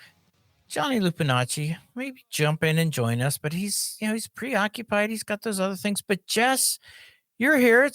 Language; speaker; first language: English; native; English